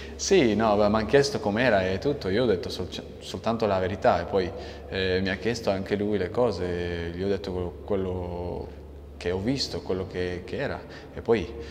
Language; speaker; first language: Italian; non-native, fluent; Arabic